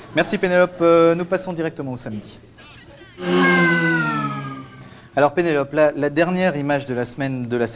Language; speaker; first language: French; native; French